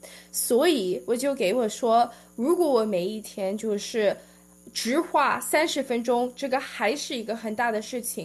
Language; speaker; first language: Chinese; early bilingual, heritage; Chinese